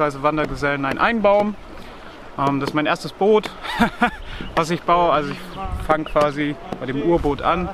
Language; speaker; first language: German; native; German